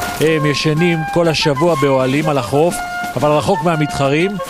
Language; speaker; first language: Hebrew; native; Hebrew